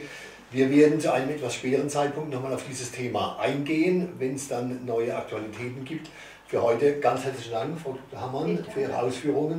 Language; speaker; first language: German; native; German